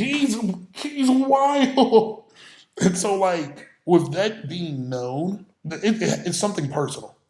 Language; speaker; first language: English; native; English